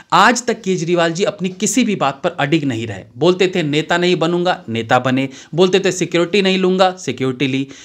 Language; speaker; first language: Hindi; native; Hindi